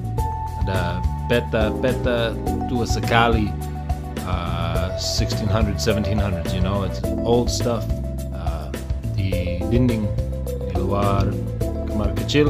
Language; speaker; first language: Indonesian; non-native, learner; English